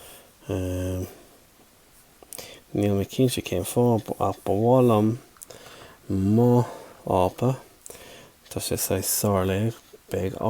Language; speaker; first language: Irish; non-native, local second language; English